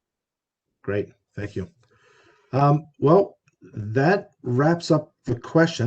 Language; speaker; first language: English; native; English